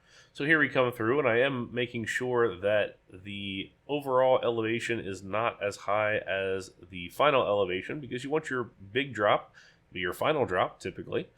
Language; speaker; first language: English; native; English